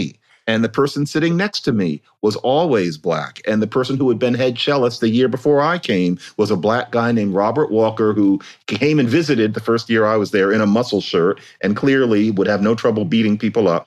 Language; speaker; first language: English; native; English